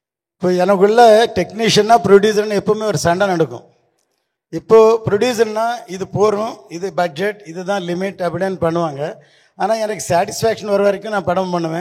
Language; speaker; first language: Tamil; non-native, local second language; Telugu